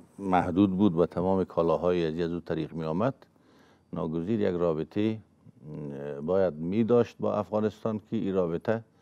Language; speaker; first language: Persian; native; Persian